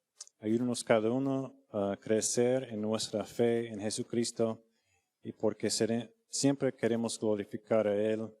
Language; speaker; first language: Spanish; non-native, fluent; English